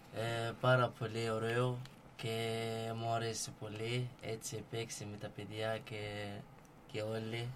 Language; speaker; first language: Greek; non-native, learner; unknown